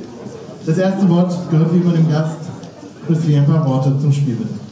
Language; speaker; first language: German; native; German